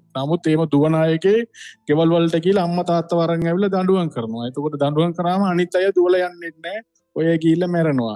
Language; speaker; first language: Sinhala; non-native, local second language; Tamil